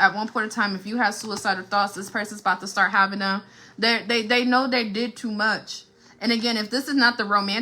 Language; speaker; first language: English; native; English